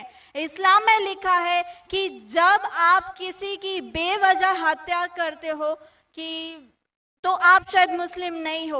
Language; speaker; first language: Hindi; native; Hindi